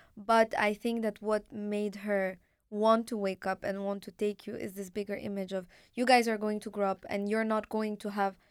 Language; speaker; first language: English; non-native, fluent; Arabic